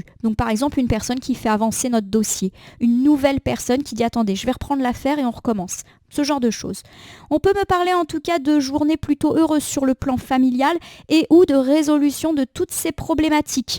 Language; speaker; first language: French; native; French